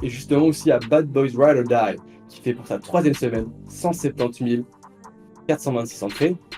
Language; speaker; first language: French; native; French